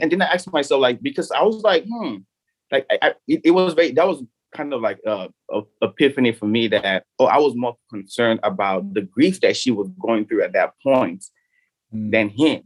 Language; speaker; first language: English; non-native, local second language; Yoruba